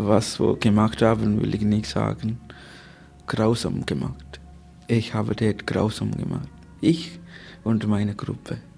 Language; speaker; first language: German; non-native, learner; Tamil